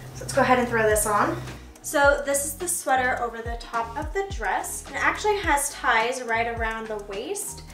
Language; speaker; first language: English; native; English